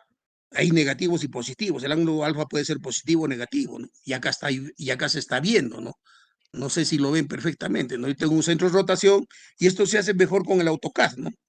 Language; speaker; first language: Spanish; native; Spanish